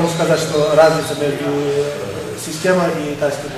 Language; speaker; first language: Russian; non-native, fluent; Slovak